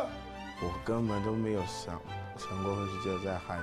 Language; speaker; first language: Chinese; non-native, fluent; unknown